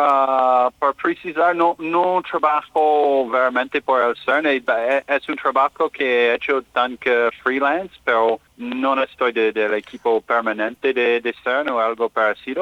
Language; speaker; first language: Spanish; non-native, learner; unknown